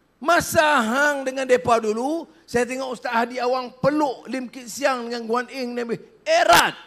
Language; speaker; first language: Malay; native; Malay